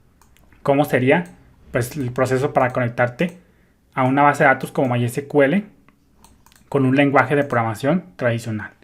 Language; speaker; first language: Spanish; native; Spanish